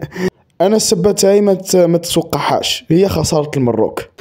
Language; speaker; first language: Arabic; native; Arabic